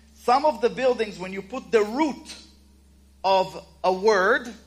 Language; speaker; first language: English; non-native, fluent; Hebrew